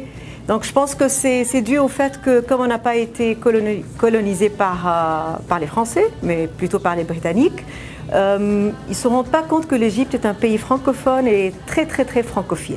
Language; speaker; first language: French; non-native, fluent; Arabic